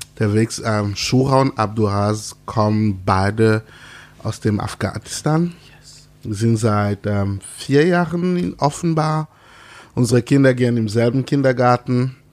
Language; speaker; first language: German; non-native, fluent; French